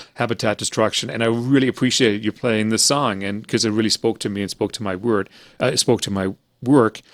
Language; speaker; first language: English; early bilingual, other home language; German